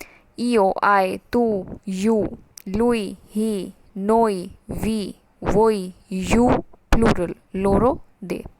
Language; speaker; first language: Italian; non-native, fluent; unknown